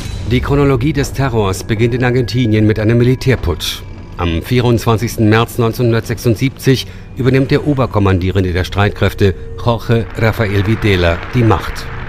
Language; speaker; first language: German; native; German